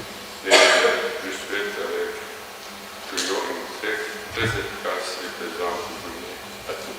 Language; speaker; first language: French; non-native, fluent; Croatian